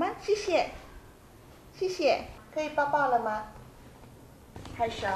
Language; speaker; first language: Chinese; native; Chinese